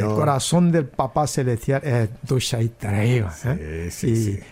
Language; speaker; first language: Spanish; non-native, fluent; Korean